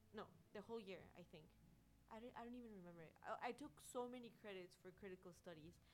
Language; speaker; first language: English; non-native, fluent; Spanish